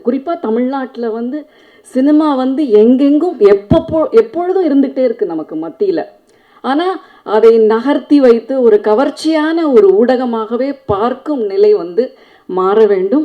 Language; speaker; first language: Tamil; native; Tamil